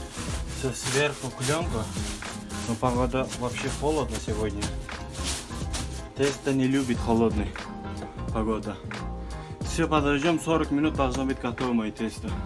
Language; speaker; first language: Russian; non-native, learner; Turkmen